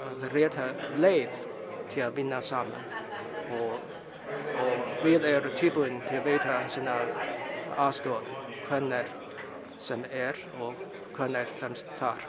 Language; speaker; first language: Icelandic; non-native, learner; Chinese